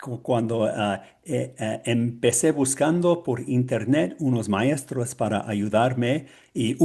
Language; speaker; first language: Spanish; non-native, learner; English